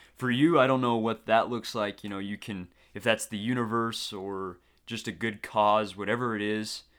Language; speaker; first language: English; native; English